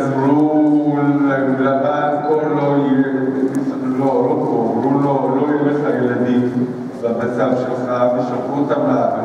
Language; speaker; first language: Hebrew; early bilingual, other home language; Spanish